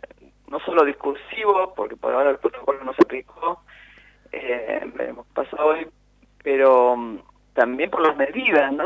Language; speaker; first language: Spanish; native; Spanish